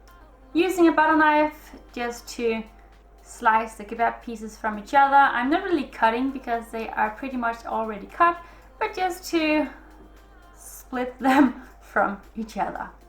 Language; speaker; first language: English; non-native, fluent; Danish